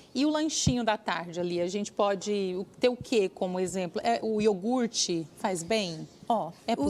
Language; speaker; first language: Portuguese; native; Portuguese